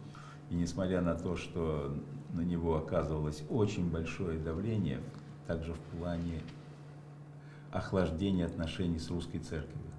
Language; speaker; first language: Russian; native; Russian